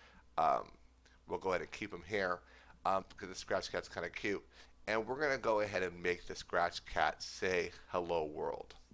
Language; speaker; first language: English; native; English